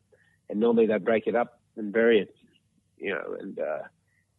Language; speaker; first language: English; native; English